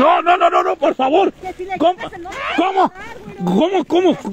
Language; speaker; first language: Spanish; native; Spanish